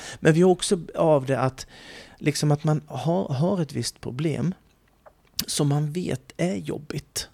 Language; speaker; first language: Swedish; native; Swedish